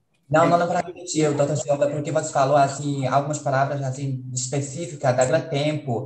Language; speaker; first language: Portuguese; non-native, fluent; Chinese